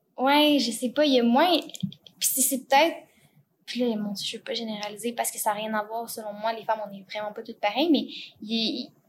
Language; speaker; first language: French; native; French